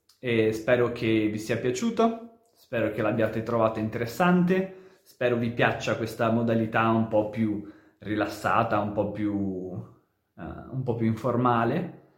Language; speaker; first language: Italian; native; Italian